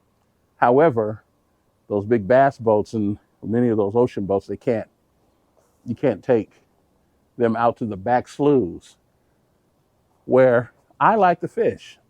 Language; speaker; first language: English; native; English